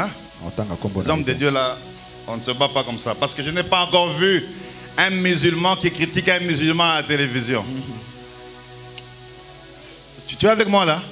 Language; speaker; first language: French; non-native, local second language; Lingala